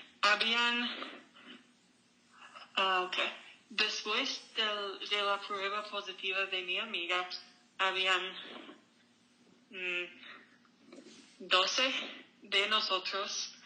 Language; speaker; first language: Spanish; non-native, learner; English